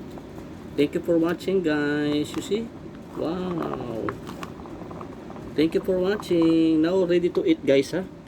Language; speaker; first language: English; non-native, learner; Filipino